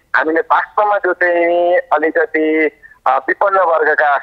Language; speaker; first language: Nepali; non-native, local second language; Maithili